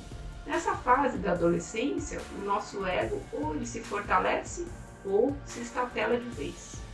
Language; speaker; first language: Portuguese; native; Portuguese